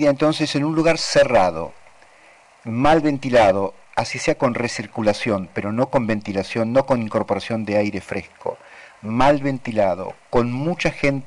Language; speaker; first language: Spanish; native; Spanish